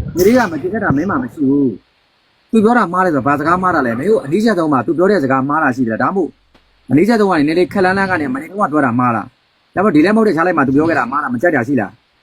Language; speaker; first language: Burmese; native; Burmese